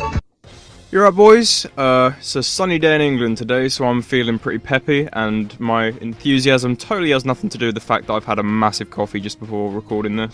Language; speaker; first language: English; native; English